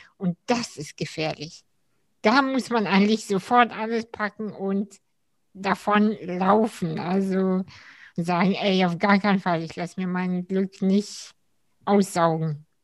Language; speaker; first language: German; early bilingual, other home language; Russian